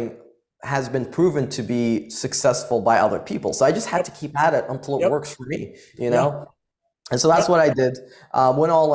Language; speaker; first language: English; early bilingual, other home language; Arabic